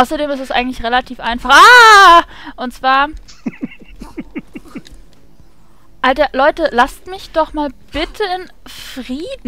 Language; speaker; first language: German; native; German